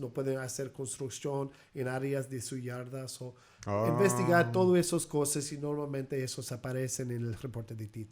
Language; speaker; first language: Spanish; early bilingual, heritage; Spanish